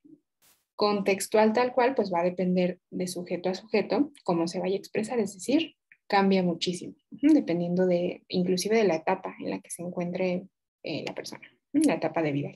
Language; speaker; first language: Spanish; native; Spanish